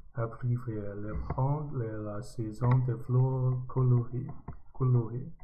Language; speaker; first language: French; non-native, learner; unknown